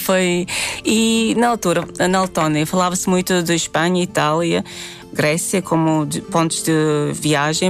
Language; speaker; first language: Portuguese; non-native, fluent; Latvian